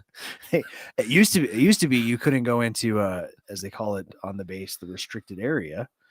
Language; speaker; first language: English; native; English